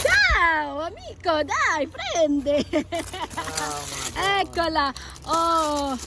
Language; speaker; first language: Italian; non-native, learner; Filipino